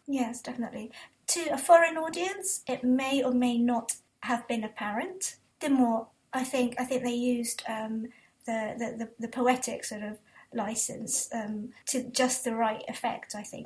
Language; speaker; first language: English; early bilingual, other home language; Japanese